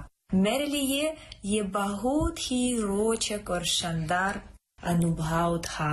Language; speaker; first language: Hindi; non-native, fluent; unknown